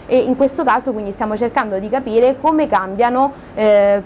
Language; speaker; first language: Italian; native; Italian